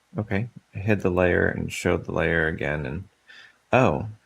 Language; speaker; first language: English; native; English